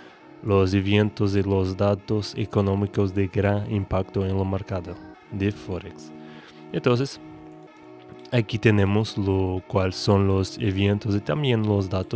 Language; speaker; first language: Spanish; non-native, learner; Portuguese